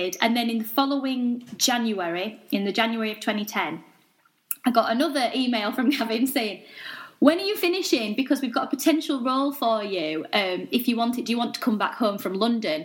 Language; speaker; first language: English; native; English